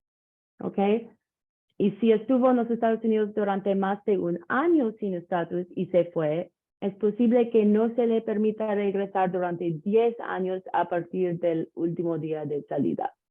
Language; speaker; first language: Spanish; non-native, learner; English